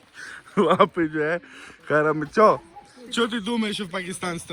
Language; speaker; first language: Russian; non-native, learner; Urdu